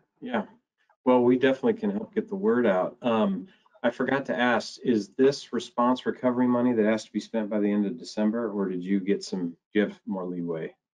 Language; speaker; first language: English; native; English